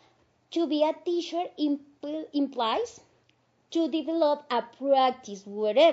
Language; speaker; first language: English; non-native, fluent; Spanish